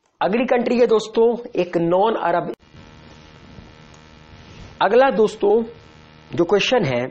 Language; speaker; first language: Hindi; native; Hindi